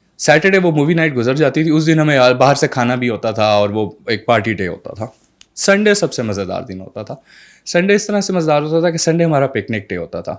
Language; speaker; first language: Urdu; non-native, local second language; Saraiki